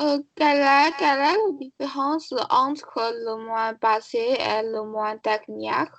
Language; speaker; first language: French; non-native, learner; Chinese